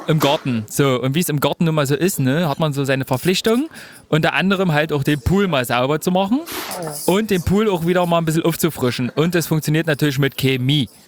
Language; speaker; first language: German; native; German